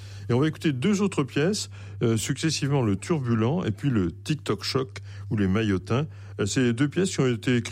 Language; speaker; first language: French; native; French